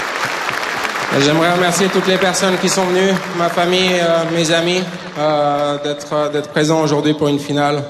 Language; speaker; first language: French; native; French